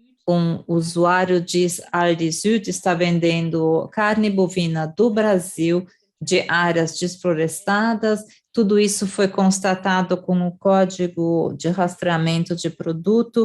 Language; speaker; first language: Portuguese; non-native, fluent; German